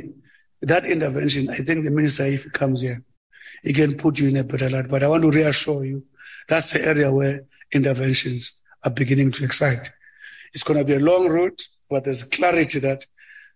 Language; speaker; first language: English; non-native, local second language; Xhosa